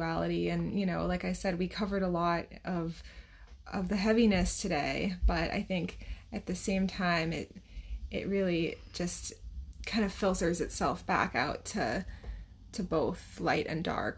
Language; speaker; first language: English; native; English